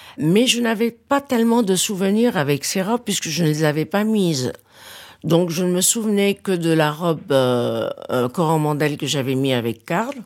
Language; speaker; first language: French; non-native, local second language; Arabic